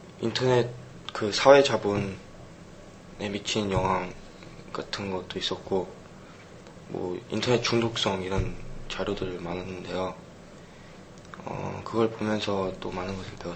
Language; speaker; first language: Korean; early bilingual, heritage; Korean